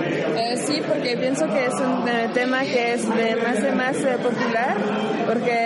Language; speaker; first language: Spanish; non-native, learner; French